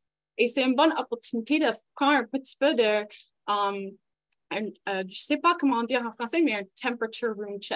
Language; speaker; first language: French; non-native, local second language; English